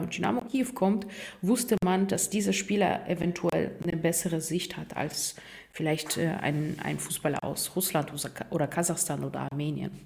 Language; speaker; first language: German; non-native, fluent; Russian